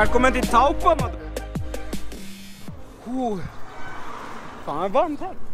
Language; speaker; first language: Swedish; native; Swedish